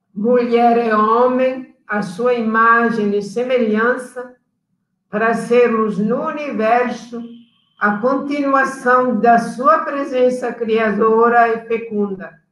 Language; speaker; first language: Portuguese; non-native, fluent; Italian